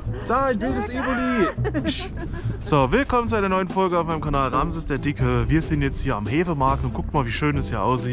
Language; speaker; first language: German; native; German